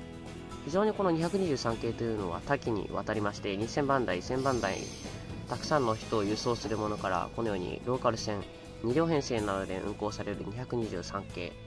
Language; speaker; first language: Japanese; native; Japanese